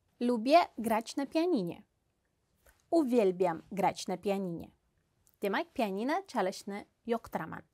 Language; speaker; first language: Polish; non-native, fluent; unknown